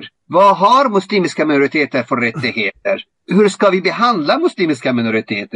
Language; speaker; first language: Swedish; non-native, fluent; Arabic